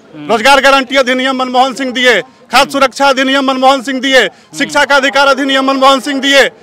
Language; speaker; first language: Hindi; native; Hindi